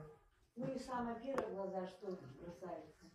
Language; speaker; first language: Russian; native; Russian